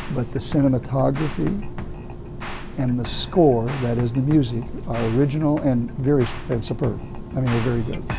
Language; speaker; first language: English; native; English